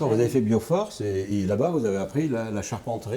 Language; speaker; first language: French; native; French